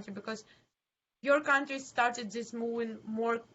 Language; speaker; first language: English; non-native, learner; Ukrainian